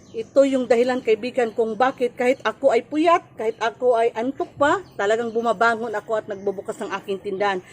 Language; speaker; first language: Filipino; non-native, local second language; Cebuano